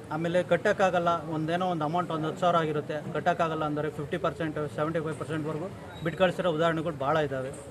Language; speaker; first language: Kannada; native; Kannada